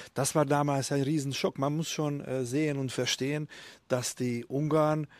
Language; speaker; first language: German; non-native, fluent; Hungarian